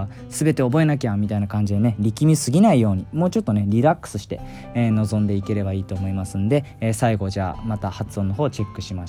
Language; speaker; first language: Japanese; native; Japanese